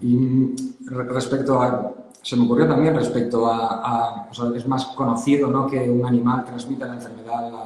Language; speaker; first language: Spanish; native; Spanish